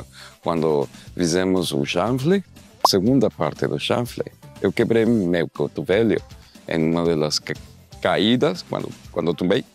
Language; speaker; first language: Portuguese; non-native, learner; Spanish